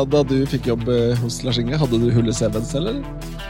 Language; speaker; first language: Norwegian; native; Norwegian